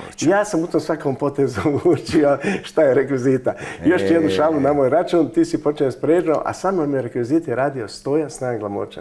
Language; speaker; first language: Croatian; native; Croatian